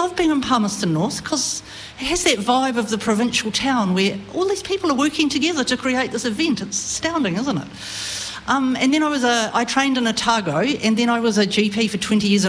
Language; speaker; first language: English; native; English